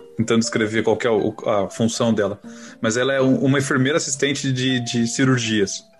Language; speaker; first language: Portuguese; native; Portuguese